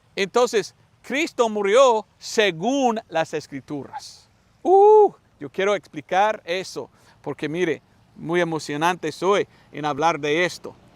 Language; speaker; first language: Spanish; non-native, fluent; English